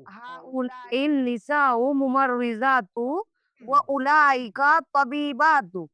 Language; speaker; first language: Arabic; non-native, learner; Urdu